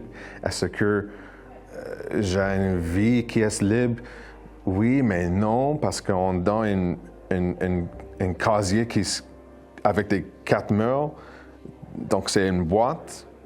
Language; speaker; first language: French; non-native, learner; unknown